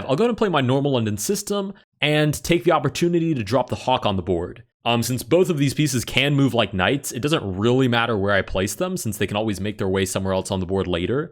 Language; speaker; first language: English; native; English